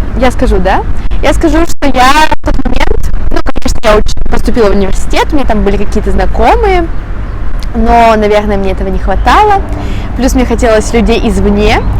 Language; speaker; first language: Russian; native; Russian